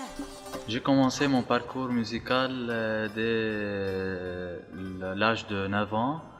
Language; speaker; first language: French; non-native, fluent; Arabic